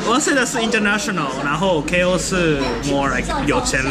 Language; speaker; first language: Japanese; native; Japanese